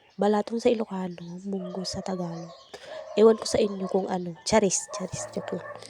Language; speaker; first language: Filipino; non-native, local second language; Iloko